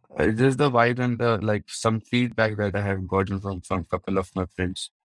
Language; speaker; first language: English; non-native, local second language; Hindi